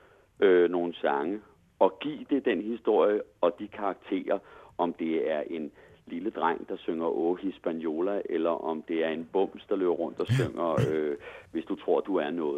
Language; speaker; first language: Danish; native; Danish